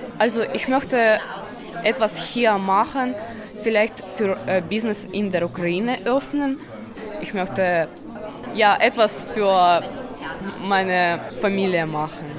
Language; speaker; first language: German; non-native, learner; Ukrainian